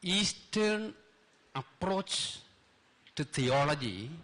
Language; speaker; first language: English; non-native, local second language; Malayalam